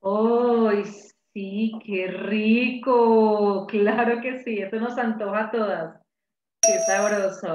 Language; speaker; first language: Spanish; native; Spanish